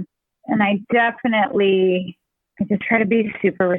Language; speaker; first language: English; native; English